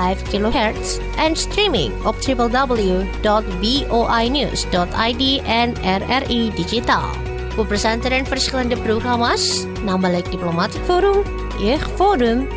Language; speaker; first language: Dutch; non-native, fluent; Indonesian